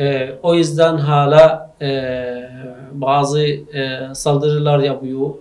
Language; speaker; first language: Turkish; non-native, fluent; Arabic